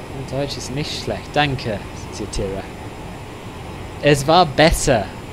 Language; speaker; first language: German; non-native, learner; English